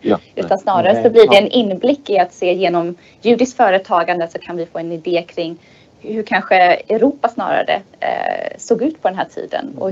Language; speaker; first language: Swedish; native; Swedish